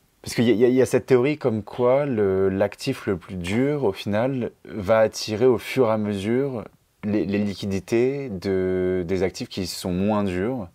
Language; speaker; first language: French; native; French